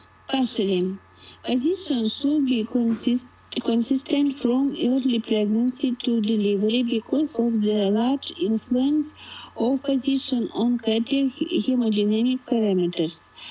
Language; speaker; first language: English; non-native, learner; Russian